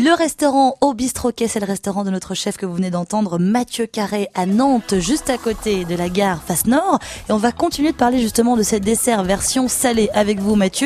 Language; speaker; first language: French; native; French